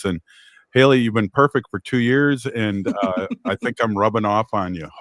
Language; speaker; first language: English; native; English